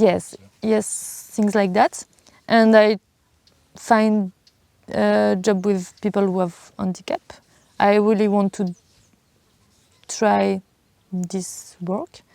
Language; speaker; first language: English; non-native, learner; French